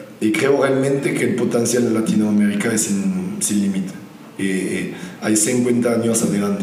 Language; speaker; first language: Spanish; non-native, learner; French